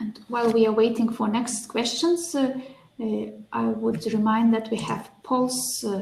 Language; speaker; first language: English; non-native, fluent; Lithuanian